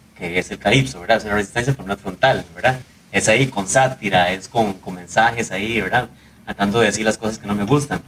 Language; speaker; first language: Spanish; native; Spanish